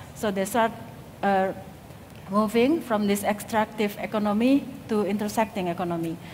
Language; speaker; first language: English; non-native, fluent; Indonesian